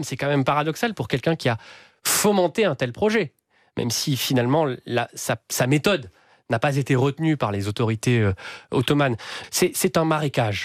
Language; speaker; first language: French; native; French